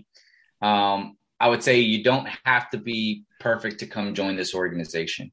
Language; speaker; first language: English; early bilingual, other home language; Spanish